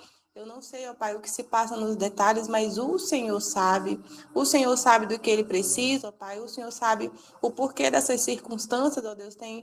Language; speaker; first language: Portuguese; native; Portuguese